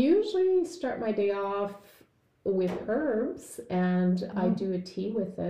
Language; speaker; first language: English; native; English